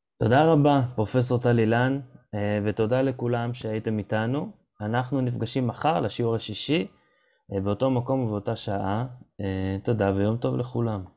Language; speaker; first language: Hebrew; native; Hebrew